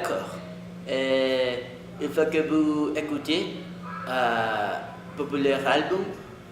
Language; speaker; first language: French; non-native, learner; Spanish